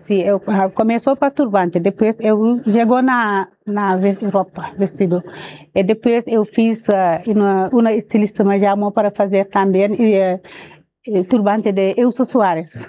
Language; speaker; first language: Portuguese; non-native, learner; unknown